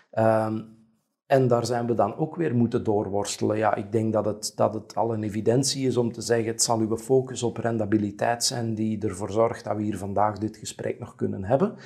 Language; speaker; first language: Dutch; native; Dutch